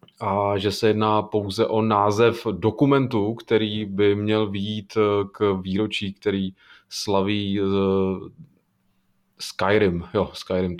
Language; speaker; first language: Czech; native; Czech